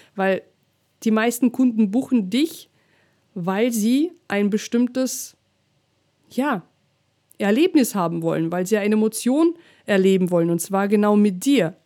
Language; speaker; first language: German; non-native, fluent; Russian